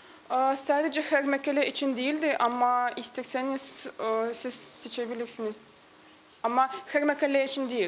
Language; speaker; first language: Turkish; non-native, learner; Tatar